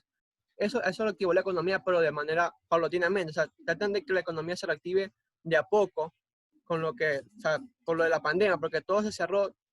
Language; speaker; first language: Spanish; native; Spanish